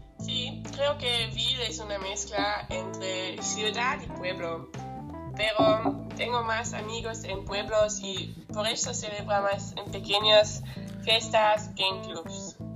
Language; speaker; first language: Spanish; non-native, learner; German